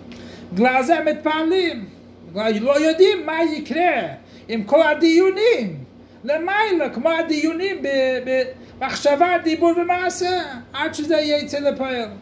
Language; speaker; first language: Hebrew; non-native, fluent; English